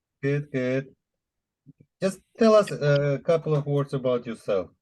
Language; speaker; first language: English; non-native, fluent; Uzbek